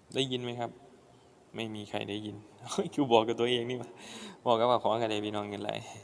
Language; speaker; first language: Thai; non-native, local second language; Northeastern Thai